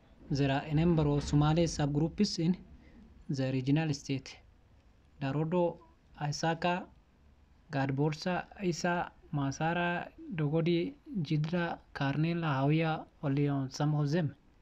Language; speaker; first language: English; non-native, fluent; Amharic